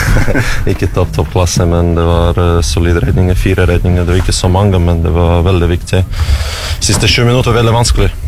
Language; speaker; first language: Norwegian; non-native, learner; Russian